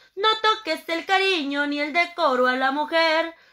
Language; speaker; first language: Spanish; native; Spanish